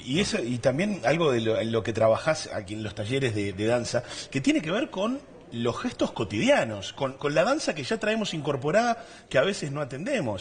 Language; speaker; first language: Spanish; native; Spanish